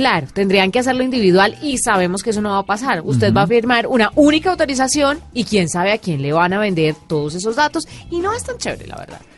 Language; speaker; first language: Spanish; native; Spanish